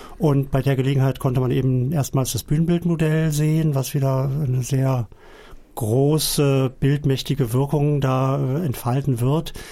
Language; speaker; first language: German; native; German